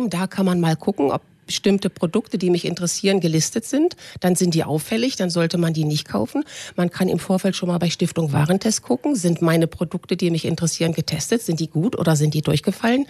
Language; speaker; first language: German; native; German